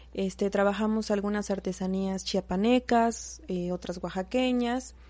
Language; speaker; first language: Spanish; native; Spanish